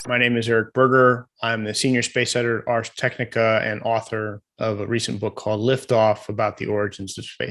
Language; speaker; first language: English; native; English